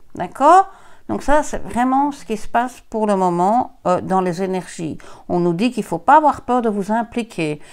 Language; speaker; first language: French; native; French